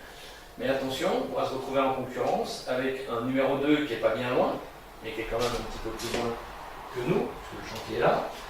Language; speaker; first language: French; native; French